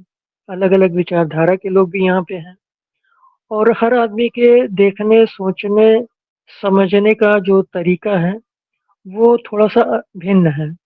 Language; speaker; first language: Hindi; native; Hindi